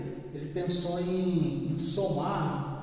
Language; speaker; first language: Portuguese; native; Portuguese